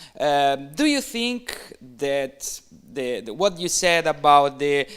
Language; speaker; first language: English; non-native, fluent; Italian